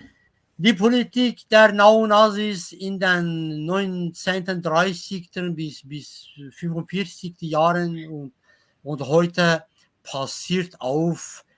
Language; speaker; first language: German; non-native, learner; Kurdish